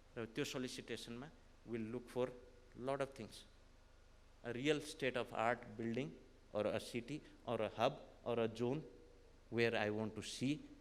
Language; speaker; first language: English; non-native, local second language; Nepali